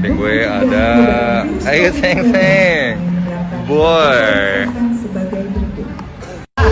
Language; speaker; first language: Indonesian; native; Indonesian